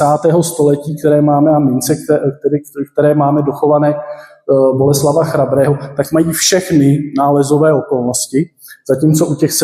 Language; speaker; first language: Czech; native; Czech